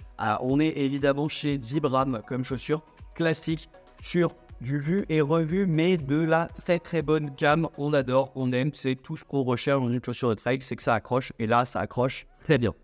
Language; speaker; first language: French; native; French